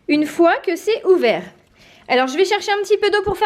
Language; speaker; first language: French; native; French